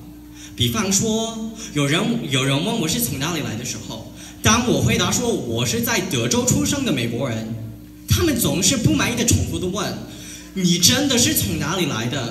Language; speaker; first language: Chinese; non-native, learner; Cantonese